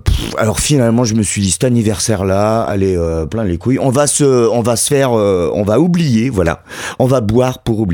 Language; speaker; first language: French; native; French